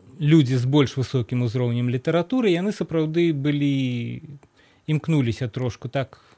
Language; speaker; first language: Belarusian; native; Belarusian